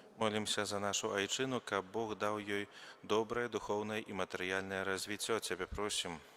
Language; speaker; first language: Belarusian; native; Belarusian